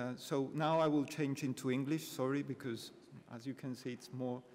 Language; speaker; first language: English; non-native, fluent; Spanish